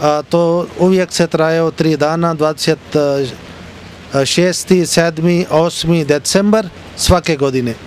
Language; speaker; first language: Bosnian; non-native, learner; Urdu